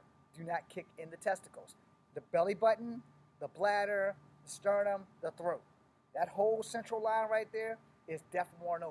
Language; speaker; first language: English; native; English